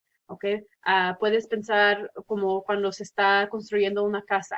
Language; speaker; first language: Spanish; early bilingual, heritage; Spanish